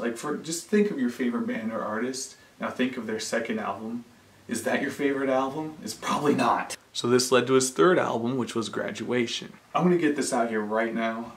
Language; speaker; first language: English; native; English